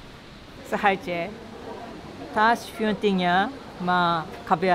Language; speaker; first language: Polish; non-native, learner; Japanese